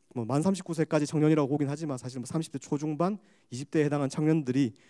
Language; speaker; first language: Korean; native; Korean